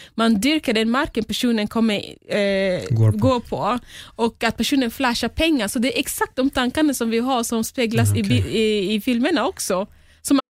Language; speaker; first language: Swedish; early bilingual, other home language; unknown